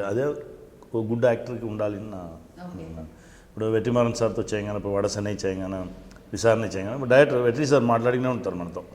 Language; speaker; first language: Telugu; non-native, local second language; Tamil